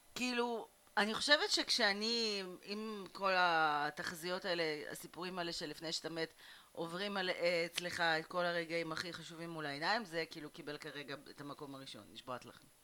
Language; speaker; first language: Hebrew; early bilingual, other home language; Russian